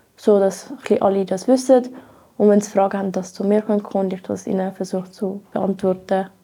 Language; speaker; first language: German; native; German